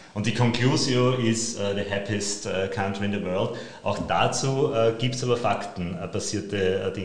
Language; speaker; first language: German; native; German